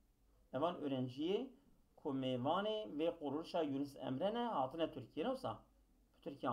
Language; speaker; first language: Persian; non-native, fluent; Kurdish